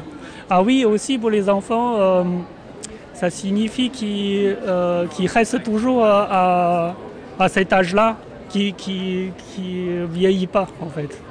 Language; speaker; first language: French; non-native, fluent; Chinese